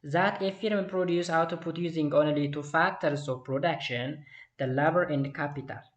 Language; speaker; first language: English; non-native, local second language; Amharic